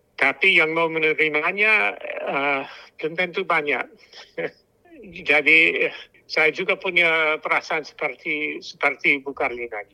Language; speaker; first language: Indonesian; non-native, fluent; English